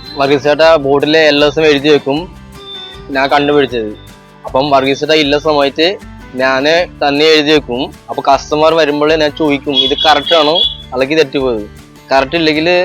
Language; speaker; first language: Malayalam; non-native, local second language; Assamese